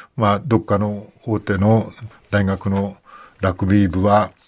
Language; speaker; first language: Japanese; native; Japanese